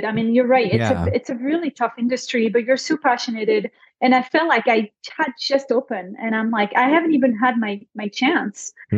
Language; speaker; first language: English; non-native, fluent; French